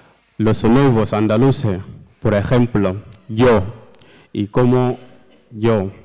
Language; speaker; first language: Spanish; non-native, learner; Fula